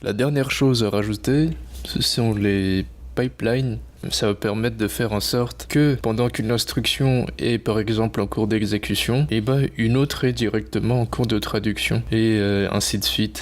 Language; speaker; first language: French; native; French